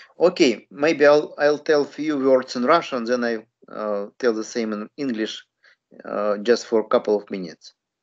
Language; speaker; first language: English; non-native, fluent; Russian